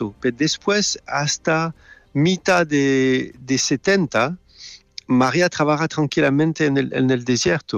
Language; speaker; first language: Spanish; non-native, learner; French